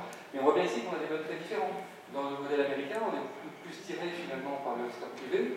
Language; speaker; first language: French; native; French